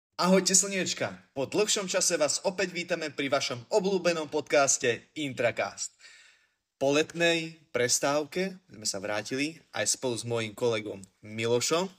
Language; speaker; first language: Slovak; native; Slovak